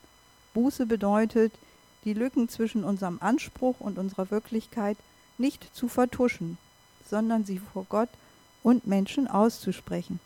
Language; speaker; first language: German; native; German